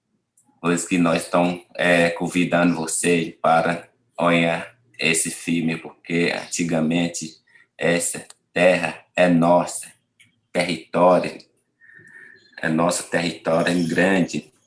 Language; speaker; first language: Portuguese; non-native, local second language; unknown